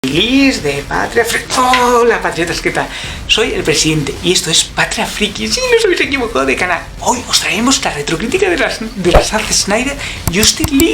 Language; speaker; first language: Spanish; native; Spanish